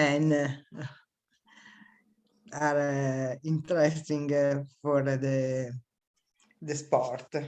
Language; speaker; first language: English; non-native, learner; Italian